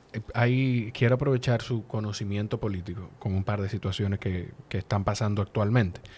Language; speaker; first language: Spanish; native; Spanish